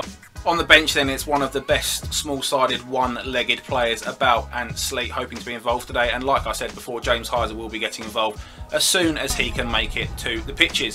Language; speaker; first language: English; native; English